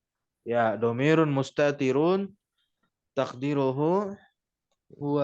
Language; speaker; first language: Arabic; non-native, fluent; Indonesian